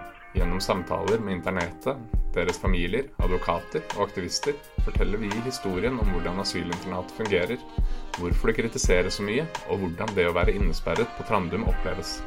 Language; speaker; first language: Norwegian; native; Norwegian